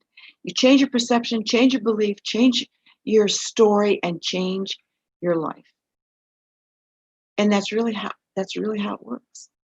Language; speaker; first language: English; native; English